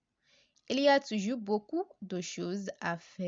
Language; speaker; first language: French; non-native, learner; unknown